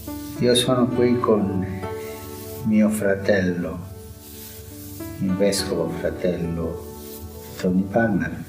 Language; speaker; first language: Italian; non-native, fluent; Spanish